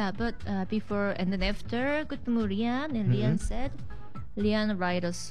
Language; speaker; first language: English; non-native, learner; Korean